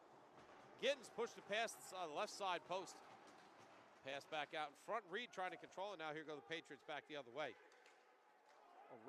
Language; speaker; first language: English; native; English